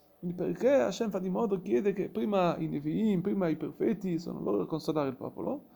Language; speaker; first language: Italian; non-native, fluent; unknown